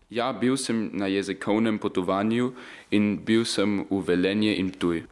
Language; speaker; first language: Slovenian; non-native, learner; German